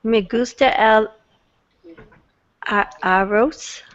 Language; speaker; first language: Spanish; non-native, learner; English